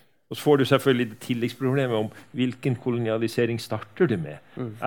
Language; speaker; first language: Norwegian; native; Norwegian